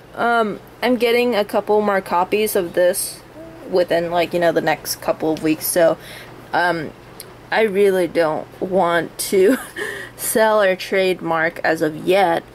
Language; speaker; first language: English; native; English